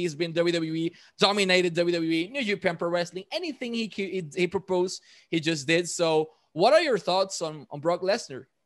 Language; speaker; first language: English; non-native, local second language; Spanish